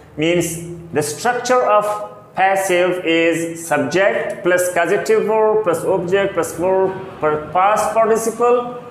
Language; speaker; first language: English; non-native, local second language; Hindi